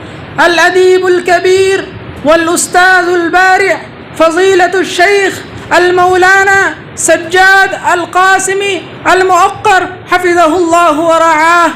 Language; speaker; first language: Arabic; non-native, learner; Urdu